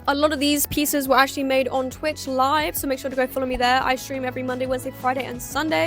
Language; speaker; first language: English; native; English